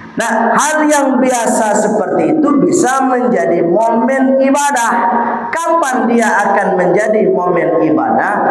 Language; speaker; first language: Malay; non-native, local second language; Minangkabau